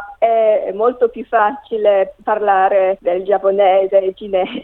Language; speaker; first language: Italian; non-native, learner; English